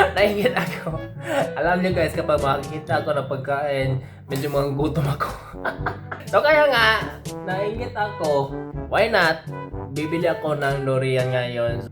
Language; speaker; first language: Filipino; non-native, local second language; Cebuano